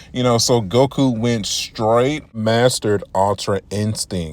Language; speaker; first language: English; native; English